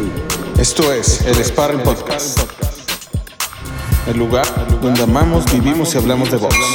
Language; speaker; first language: Spanish; native; Spanish